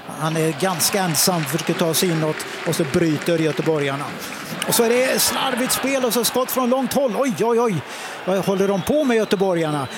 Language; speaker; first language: Swedish; native; Swedish